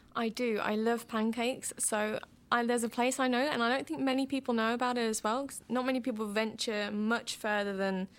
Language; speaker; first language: English; native; English